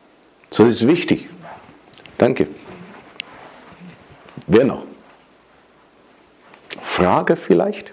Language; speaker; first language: German; non-native, fluent; Dutch